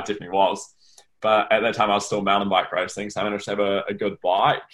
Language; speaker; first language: English; native; English